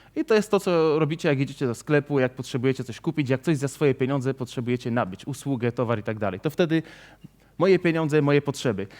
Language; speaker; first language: Polish; native; Polish